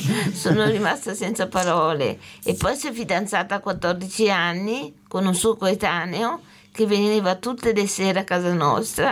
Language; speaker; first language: Italian; native; Italian